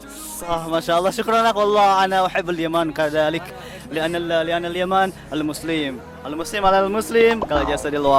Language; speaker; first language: Arabic; non-native, learner; Indonesian